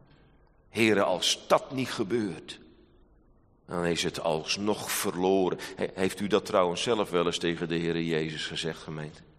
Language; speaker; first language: Dutch; native; Dutch